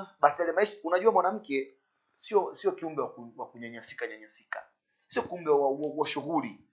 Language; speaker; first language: Swahili; native; Swahili